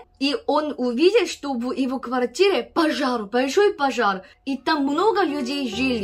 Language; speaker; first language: Russian; non-native, fluent; Korean